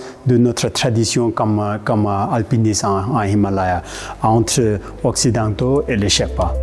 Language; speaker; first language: French; non-native, fluent; Sherpa